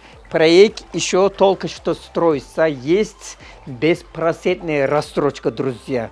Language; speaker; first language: Russian; non-native, learner; Turkish